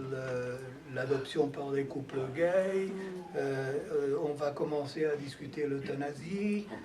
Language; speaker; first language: French; non-native, fluent; Portuguese